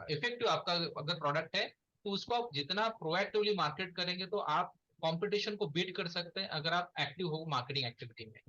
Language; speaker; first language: Hindi; non-native, local second language; Marathi